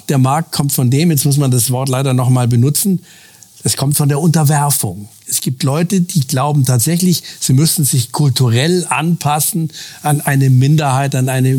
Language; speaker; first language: German; native; German